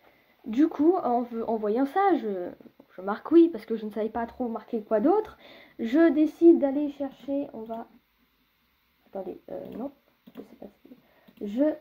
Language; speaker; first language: French; native; French